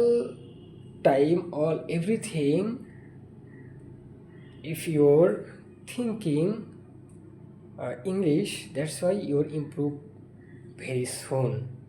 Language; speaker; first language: English; non-native, learner; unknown